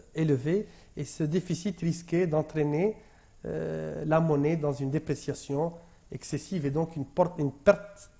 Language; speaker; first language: French; non-native, local second language; Arabic